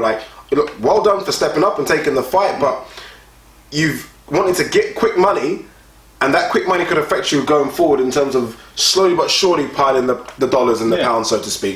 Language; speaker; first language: English; native; English